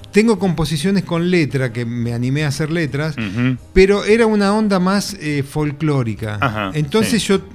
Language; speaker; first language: Spanish; native; Spanish